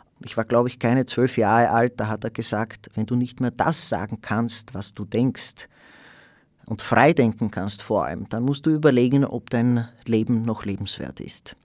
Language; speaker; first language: German; non-native, fluent; Slovak